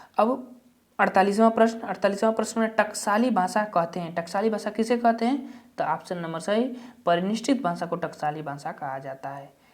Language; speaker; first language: Hindi; native; Hindi